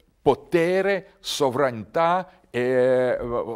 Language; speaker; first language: Italian; non-native, learner; Russian